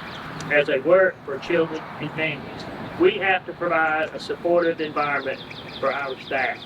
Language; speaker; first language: English; native; English